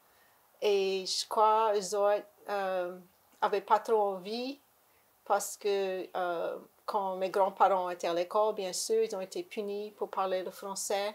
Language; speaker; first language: French; native; French